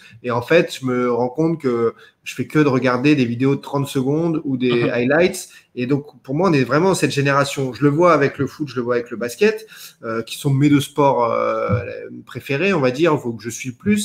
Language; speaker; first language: French; native; French